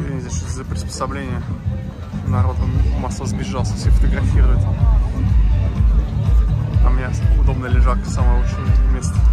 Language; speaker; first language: Russian; native; Russian